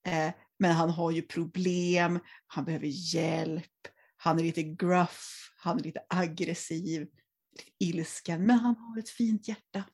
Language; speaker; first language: Swedish; native; Swedish